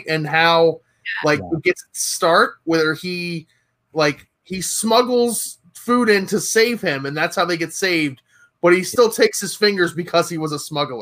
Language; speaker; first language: English; native; English